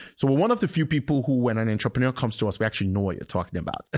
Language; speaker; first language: English; non-native, local second language; Yoruba